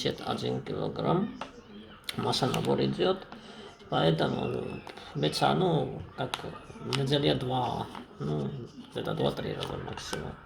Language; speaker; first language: Russian; non-native, fluent; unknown